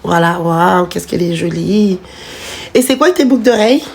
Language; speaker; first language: French; native; French